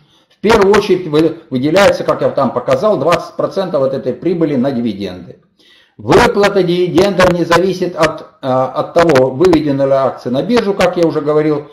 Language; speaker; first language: Russian; native; Russian